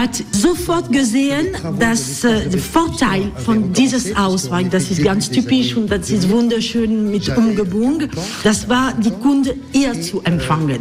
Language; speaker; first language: German; non-native, fluent; French